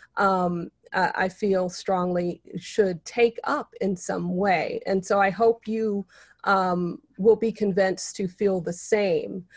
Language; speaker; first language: English; native; English